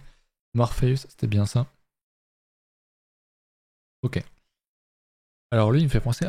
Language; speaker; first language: French; native; French